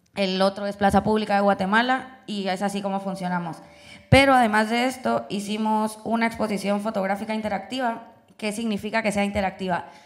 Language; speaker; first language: Spanish; native; Spanish